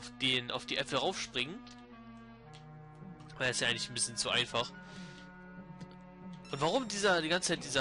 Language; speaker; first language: German; native; German